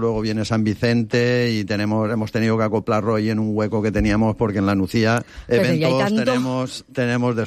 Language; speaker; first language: Spanish; native; Spanish